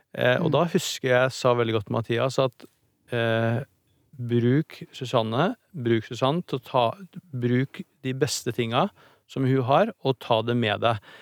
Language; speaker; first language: Norwegian; native; Norwegian